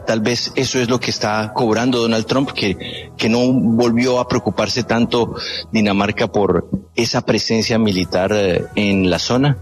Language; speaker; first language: Spanish; native; Spanish